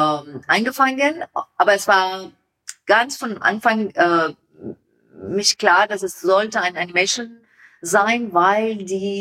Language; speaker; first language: German; non-native, learner; Persian